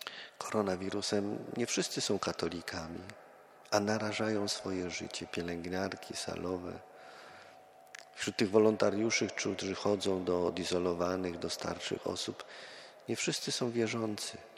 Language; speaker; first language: Polish; native; Polish